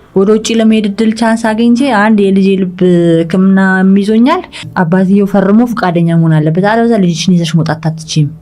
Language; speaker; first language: Amharic; early bilingual, other home language; English